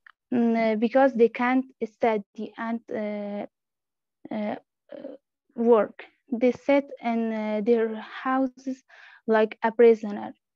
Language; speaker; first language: English; non-native, learner; Persian